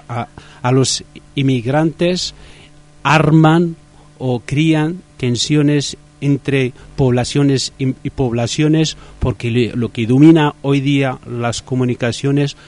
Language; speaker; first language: Spanish; non-native, fluent; Riffian